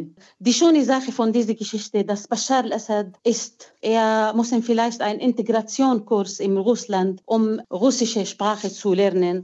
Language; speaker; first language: German; non-native, fluent; Arabic